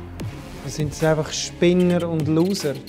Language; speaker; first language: German; native; German